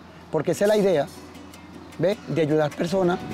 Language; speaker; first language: Spanish; native; Spanish